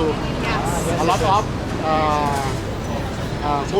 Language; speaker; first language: English; non-native, learner; Thai